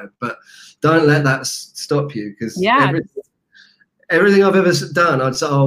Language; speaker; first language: English; native; English